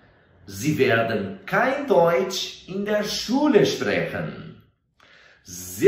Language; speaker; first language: German; non-native, fluent; Portuguese